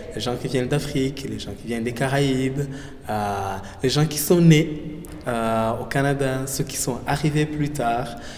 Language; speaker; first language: French; non-native, local second language; Kinyarwanda